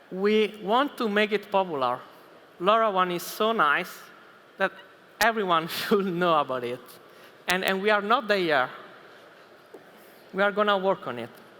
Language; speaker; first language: English; non-native, fluent; Italian